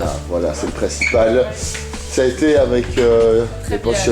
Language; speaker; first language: French; native; French